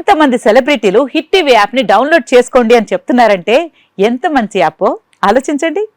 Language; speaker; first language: Telugu; native; Telugu